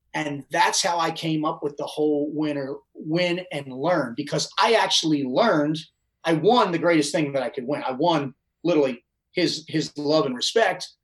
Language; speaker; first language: English; native; English